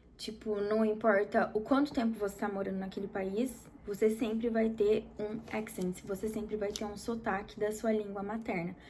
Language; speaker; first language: Portuguese; native; Portuguese